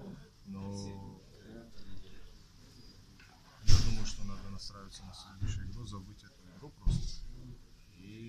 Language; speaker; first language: Russian; non-native, learner; Georgian